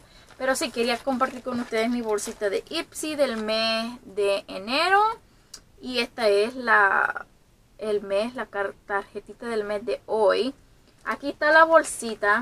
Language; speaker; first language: Spanish; early bilingual, heritage; Spanish